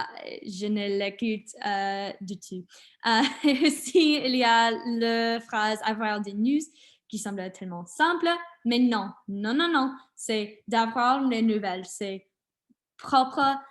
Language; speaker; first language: French; non-native, learner; English